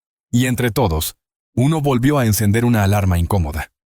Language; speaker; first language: Spanish; native; Spanish